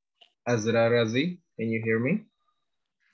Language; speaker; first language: English; non-native, fluent; Indonesian